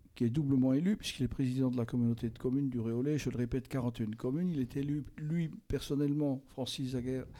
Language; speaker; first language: French; native; French